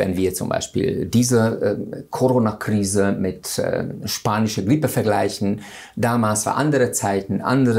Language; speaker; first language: German; non-native, fluent; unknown